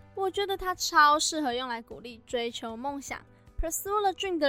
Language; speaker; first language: Chinese; native; Chinese